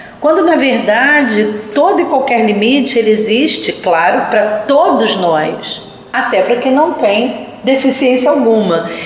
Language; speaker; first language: Portuguese; native; Portuguese